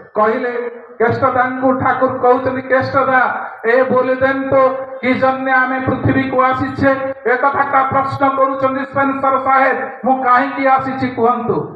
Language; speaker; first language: Odia; native; Odia